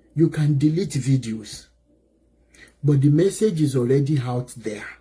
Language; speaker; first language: English; non-native, local second language; Yoruba